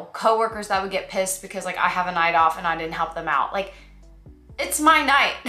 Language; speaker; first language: English; native; English